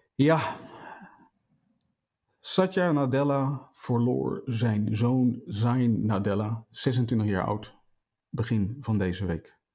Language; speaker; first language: Dutch; native; Dutch